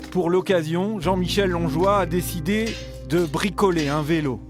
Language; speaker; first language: French; native; French